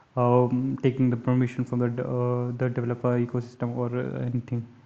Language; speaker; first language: English; non-native, local second language; Hindi